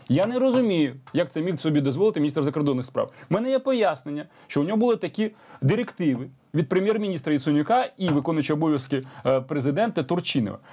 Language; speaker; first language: Ukrainian; native; Ukrainian